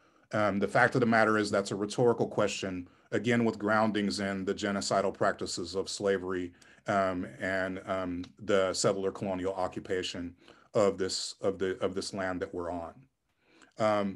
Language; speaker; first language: English; native; English